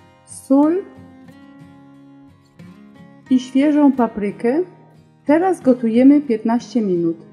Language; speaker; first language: Polish; non-native, learner; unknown